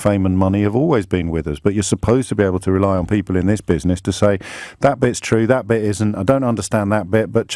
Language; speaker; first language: English; native; English